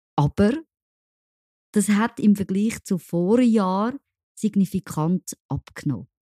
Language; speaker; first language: German; non-native, local second language; French